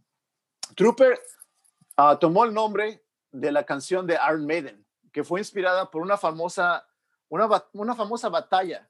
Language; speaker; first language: Spanish; early bilingual, heritage; Spanish